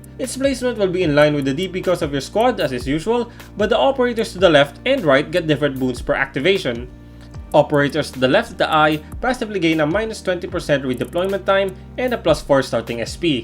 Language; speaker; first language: English; native; English